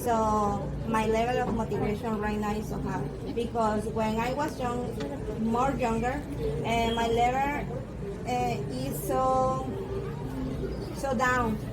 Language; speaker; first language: English; non-native, learner; Spanish